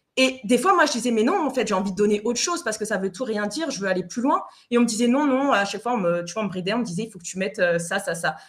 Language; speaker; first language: French; non-native, fluent; Spanish